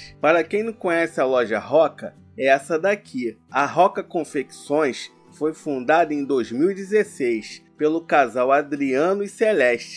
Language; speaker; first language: Portuguese; native; Portuguese